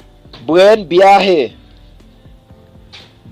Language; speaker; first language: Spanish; non-native, fluent; Haitian Creole